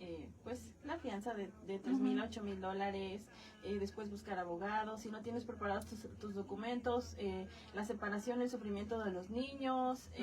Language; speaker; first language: Spanish; native; Spanish